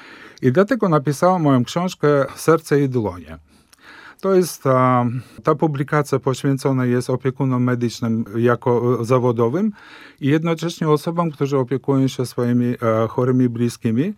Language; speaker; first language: Polish; non-native, fluent; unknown